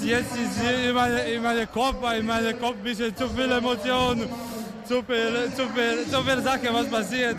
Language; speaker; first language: German; non-native, learner; Croatian